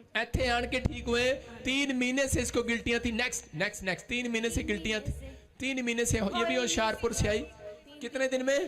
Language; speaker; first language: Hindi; non-native, local second language; Punjabi